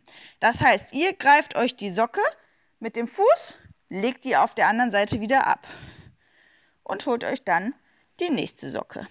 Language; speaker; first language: German; native; German